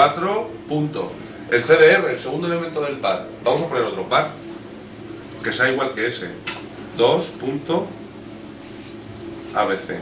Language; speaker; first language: Spanish; native; Spanish